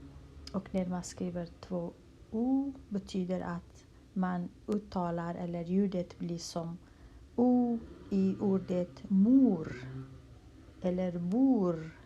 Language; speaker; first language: Swedish; non-native, local second language; Kurdish